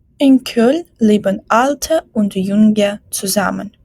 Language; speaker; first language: German; non-native, fluent; Ukrainian